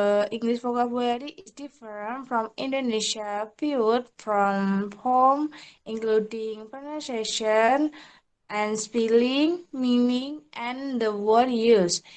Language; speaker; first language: English; non-native, learner; Indonesian